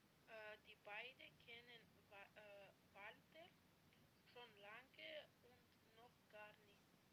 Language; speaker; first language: German; non-native, learner; Macedonian